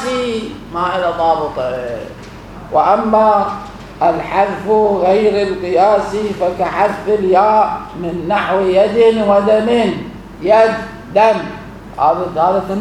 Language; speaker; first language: Arabic; native; Arabic